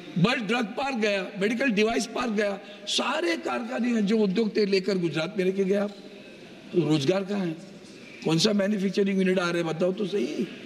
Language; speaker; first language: Hindi; non-native, local second language; Marathi